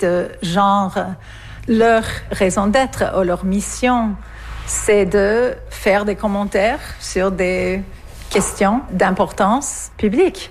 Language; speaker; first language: French; non-native, fluent; English